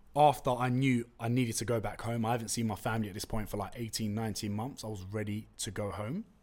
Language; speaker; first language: English; non-native, local second language; Turkish